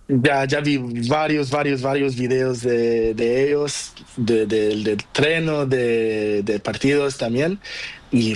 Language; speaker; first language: Spanish; non-native, learner; Portuguese